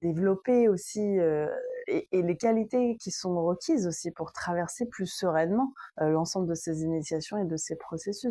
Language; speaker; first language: French; native; French